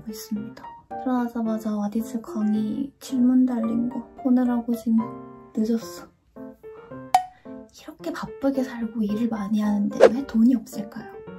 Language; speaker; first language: Korean; non-native, fluent; Japanese